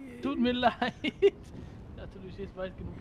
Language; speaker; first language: German; native; German